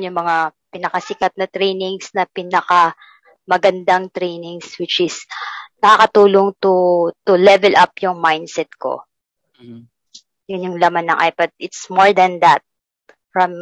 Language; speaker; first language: English; non-native, local second language; Cebuano